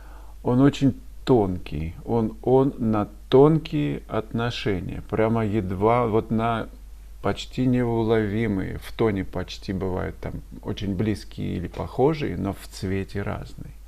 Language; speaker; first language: Russian; native; Russian